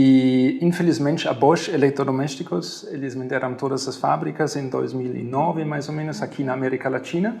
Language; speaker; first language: Portuguese; non-native, fluent; German